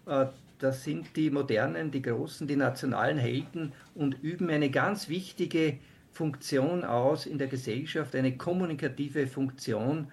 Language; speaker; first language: German; native; German